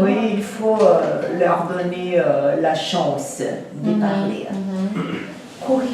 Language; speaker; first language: French; non-native, fluent; Portuguese